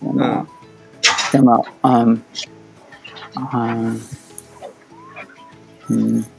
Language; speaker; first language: Japanese; non-native, learner; English